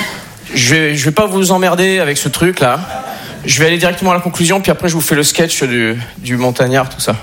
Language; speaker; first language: French; native; French